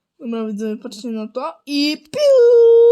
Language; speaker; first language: Polish; native; Polish